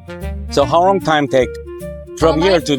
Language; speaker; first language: English; non-native, learner; Korean